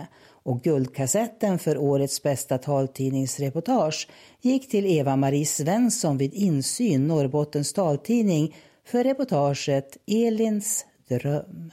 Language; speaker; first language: Swedish; native; Swedish